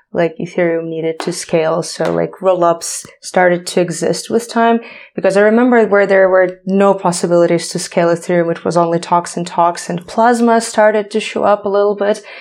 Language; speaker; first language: English; non-native, fluent; Ukrainian